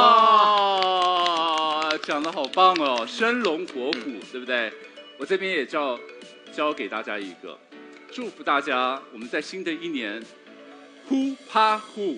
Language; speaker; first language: Chinese; native; Chinese